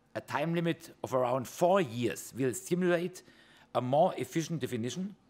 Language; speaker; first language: English; non-native, fluent; German